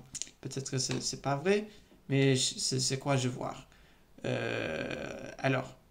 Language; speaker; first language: French; non-native, learner; English